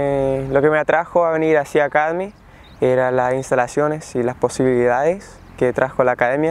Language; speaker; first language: Spanish; early bilingual, heritage; Spanish